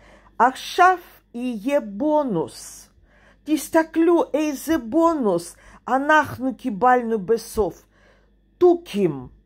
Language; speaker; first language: Hebrew; non-native, fluent; Russian